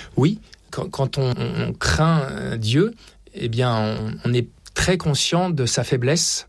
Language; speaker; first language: French; native; French